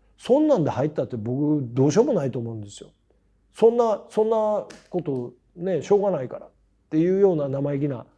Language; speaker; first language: Japanese; native; Japanese